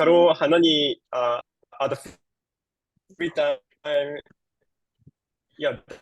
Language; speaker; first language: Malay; non-native, learner; Japanese